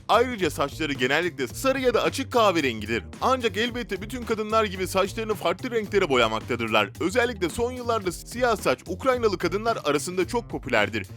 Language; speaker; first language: Turkish; native; Turkish